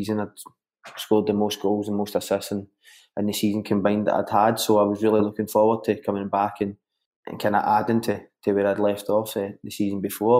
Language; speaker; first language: English; native; English